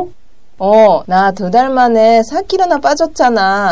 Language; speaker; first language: Korean; non-native, learner; Japanese